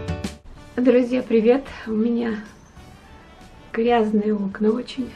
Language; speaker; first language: Russian; native; Russian